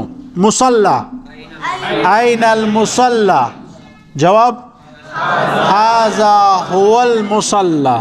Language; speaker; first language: Arabic; non-native, fluent; Urdu